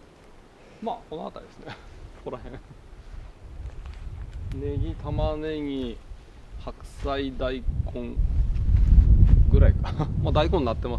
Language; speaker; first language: Japanese; native; Japanese